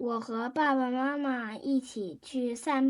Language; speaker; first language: Chinese; non-native, learner; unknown